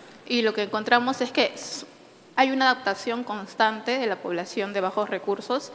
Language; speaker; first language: Spanish; native; Spanish